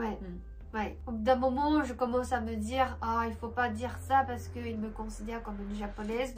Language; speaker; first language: French; non-native, fluent; Japanese